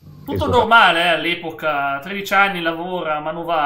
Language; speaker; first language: Italian; native; Italian